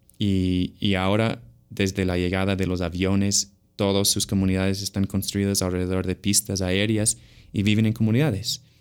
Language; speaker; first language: Spanish; non-native, fluent; English